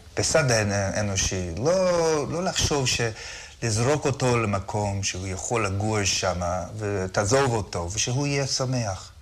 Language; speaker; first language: Hebrew; non-native, fluent; English